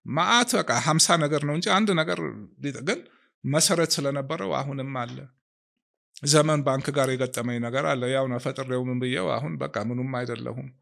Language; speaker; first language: Amharic; native; Amharic